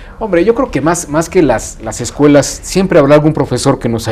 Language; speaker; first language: Spanish; native; Spanish